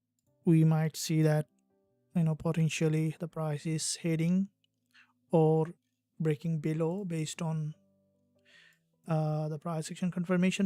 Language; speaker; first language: English; non-native, fluent; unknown